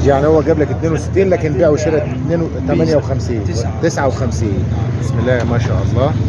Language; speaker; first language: Arabic; native; Arabic